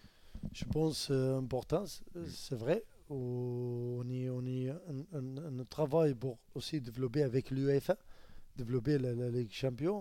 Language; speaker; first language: French; non-native, learner; Arabic